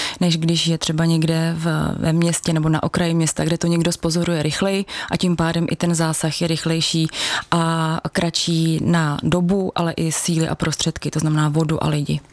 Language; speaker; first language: Czech; native; Czech